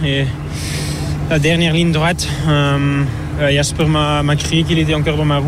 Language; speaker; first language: French; non-native, fluent; Dutch